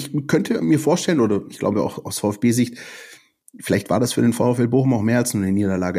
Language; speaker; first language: German; native; German